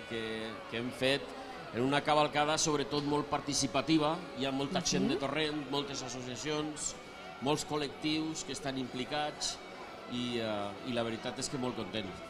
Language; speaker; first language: Catalan; native; Catalan